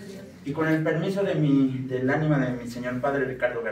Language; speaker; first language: Spanish; native; Spanish